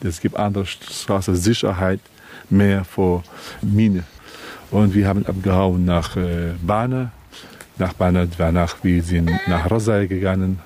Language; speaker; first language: German; non-native, learner; Kurdish